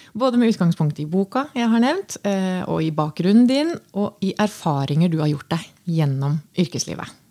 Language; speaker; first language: Norwegian; native; Norwegian